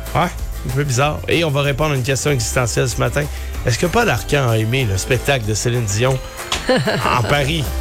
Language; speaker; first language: French; native; French